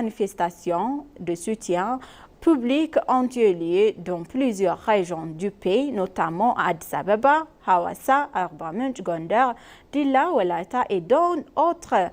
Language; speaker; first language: French; non-native, fluent; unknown